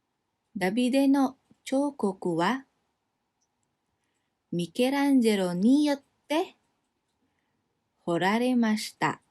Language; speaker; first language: Japanese; non-native, fluent; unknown